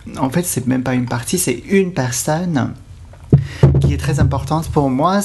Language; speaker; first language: French; non-native, fluent; Cantonese